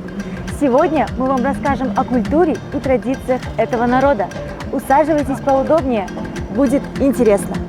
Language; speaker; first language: Russian; native; Russian